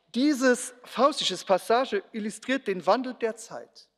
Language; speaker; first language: German; non-native, local second language; Luxembourgish